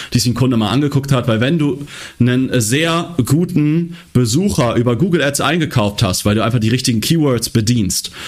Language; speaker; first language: German; native; German